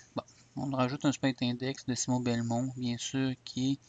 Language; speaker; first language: French; native; French